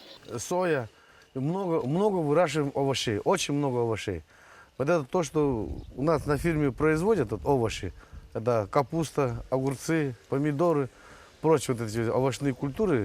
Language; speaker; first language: Russian; native; Russian